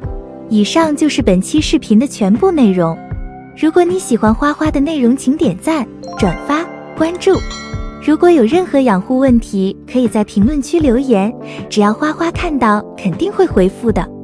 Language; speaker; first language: Chinese; native; Chinese